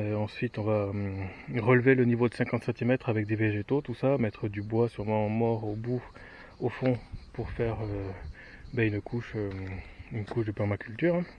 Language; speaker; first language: French; native; French